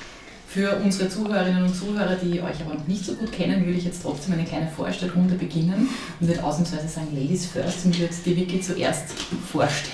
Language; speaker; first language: German; native; German